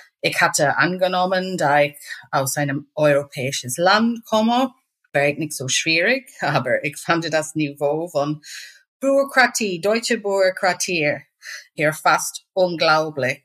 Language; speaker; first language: German; non-native, fluent; English